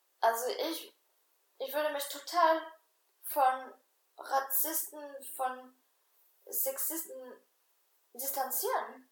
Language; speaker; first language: German; non-native, fluent; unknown